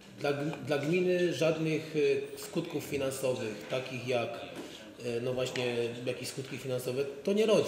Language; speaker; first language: Polish; native; Polish